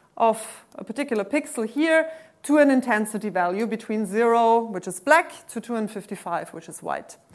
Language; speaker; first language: English; non-native, fluent; German